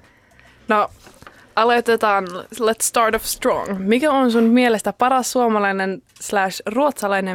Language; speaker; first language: Finnish; early bilingual, heritage; Finnish